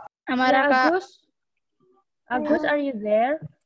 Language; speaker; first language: English; non-native, fluent; Indonesian